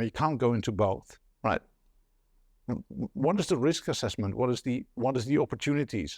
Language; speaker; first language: English; non-native, fluent; Dutch